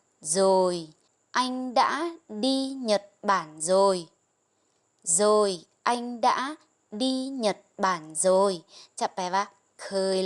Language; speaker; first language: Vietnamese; non-native, fluent; Lao